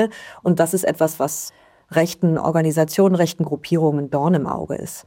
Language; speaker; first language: German; native; German